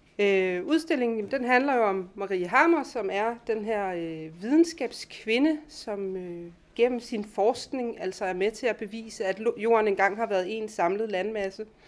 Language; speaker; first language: Danish; native; Danish